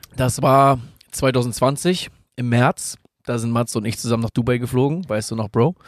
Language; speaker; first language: German; native; German